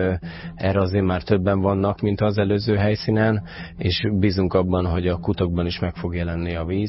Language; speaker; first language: Hungarian; native; Hungarian